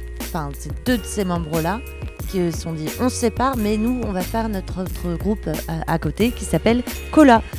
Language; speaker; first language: French; native; French